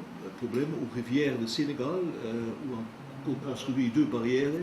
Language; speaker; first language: French; non-native, fluent; Dutch